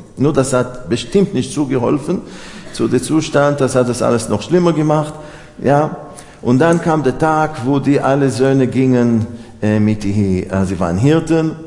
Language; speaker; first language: German; non-native, fluent; Hebrew